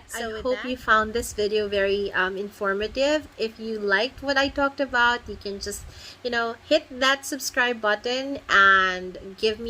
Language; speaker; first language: English; non-native, local second language; Filipino